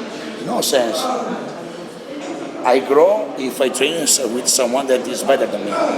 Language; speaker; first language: English; non-native, learner; Italian